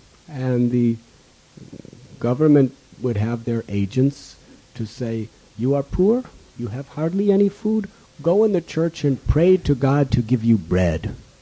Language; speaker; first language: English; native; English